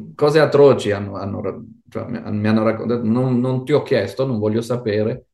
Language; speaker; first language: Italian; non-native, fluent; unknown